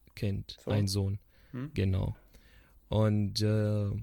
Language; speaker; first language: German; non-native, fluent; Arabic